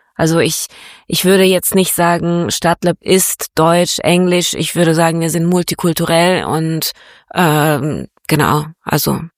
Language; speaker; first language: German; non-native, fluent; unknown